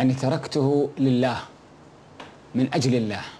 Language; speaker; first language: Arabic; native; Arabic